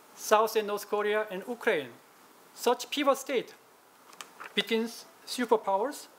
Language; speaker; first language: English; non-native, fluent; Korean